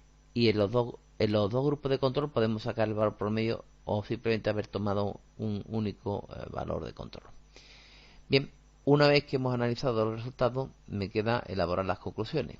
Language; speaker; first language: Spanish; native; Spanish